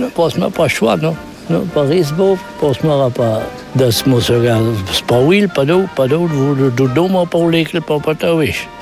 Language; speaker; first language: Slovenian; native; Slovenian